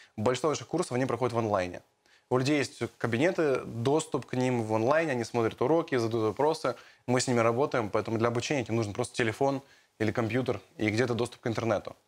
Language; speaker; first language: Russian; native; Russian